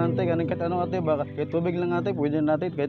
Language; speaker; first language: Filipino; non-native, local second language; Cebuano